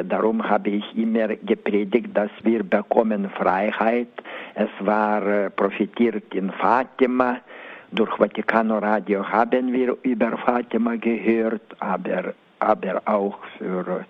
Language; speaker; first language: German; non-native, learner; Lithuanian